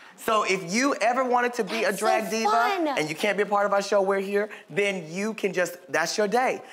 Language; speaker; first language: English; native; English